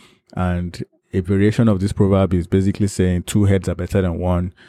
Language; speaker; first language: English; non-native, local second language; Yoruba